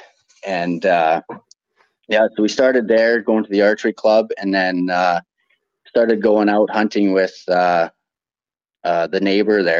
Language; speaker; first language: English; native; English